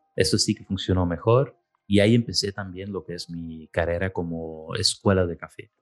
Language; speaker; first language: Spanish; non-native, fluent; Dutch